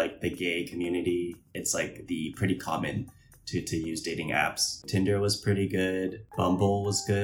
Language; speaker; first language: English; non-native, local second language; Cantonese